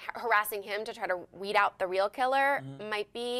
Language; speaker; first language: English; native; English